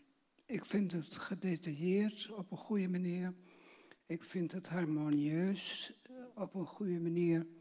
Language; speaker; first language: Dutch; native; Dutch